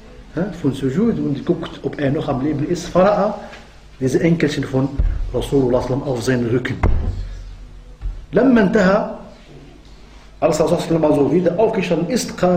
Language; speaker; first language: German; non-native, fluent; Arabic